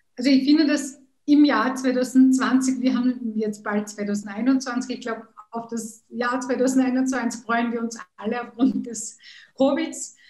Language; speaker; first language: German; early bilingual, other home language; Kurdish